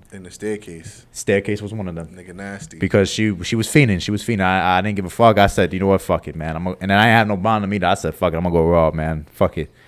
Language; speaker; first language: English; native; English